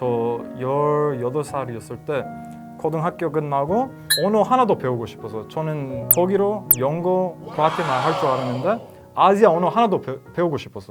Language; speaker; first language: Korean; non-native, learner; Croatian